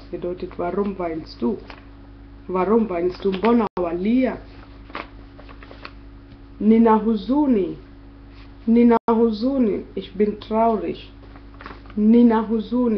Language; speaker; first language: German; non-native, fluent; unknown